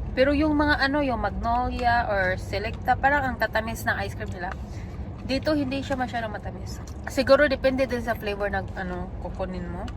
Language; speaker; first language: Filipino; native; Filipino